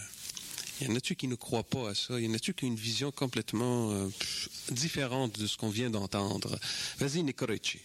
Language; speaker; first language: French; native; French